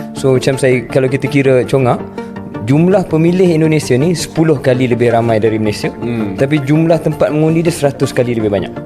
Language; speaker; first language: Malay; native; Malay